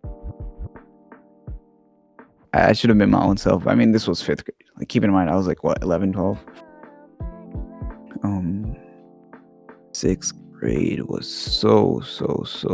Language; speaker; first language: English; early bilingual, other home language; Arabic